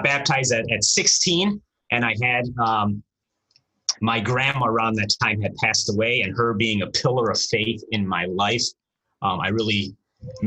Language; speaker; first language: English; early bilingual, other home language; Romanian